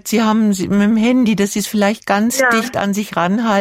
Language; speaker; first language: German; native; German